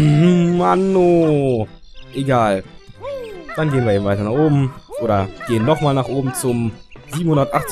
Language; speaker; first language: German; native; German